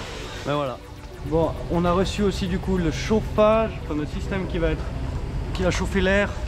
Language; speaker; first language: French; native; French